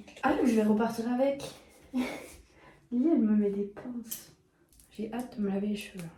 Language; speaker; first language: French; native; French